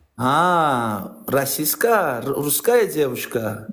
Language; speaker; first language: Russian; non-native, learner; Azerbaijani